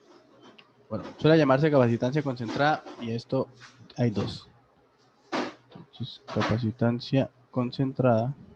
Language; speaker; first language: Spanish; native; Spanish